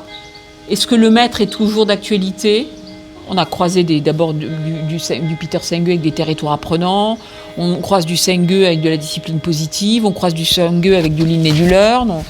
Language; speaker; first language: French; native; French